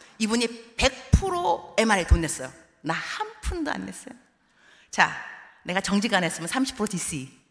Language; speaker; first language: Korean; early bilingual, heritage; Korean